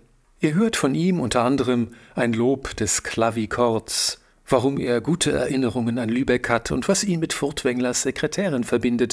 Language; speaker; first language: German; native; German